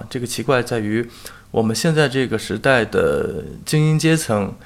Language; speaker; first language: Chinese; native; Chinese